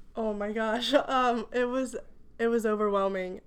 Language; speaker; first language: English; early bilingual, other home language; Spanish